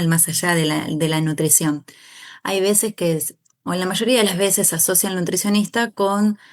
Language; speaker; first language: Spanish; native; Spanish